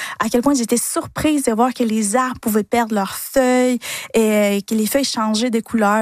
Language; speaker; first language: French; non-native, fluent; Spanish